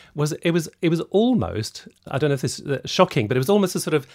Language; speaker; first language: English; native; English